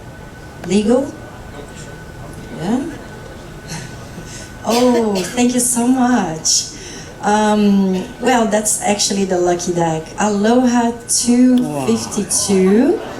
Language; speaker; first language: English; non-native, fluent; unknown